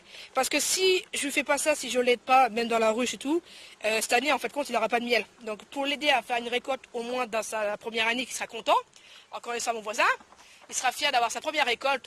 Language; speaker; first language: French; native; French